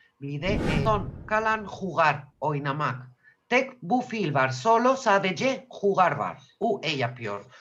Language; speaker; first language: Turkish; non-native, fluent; Spanish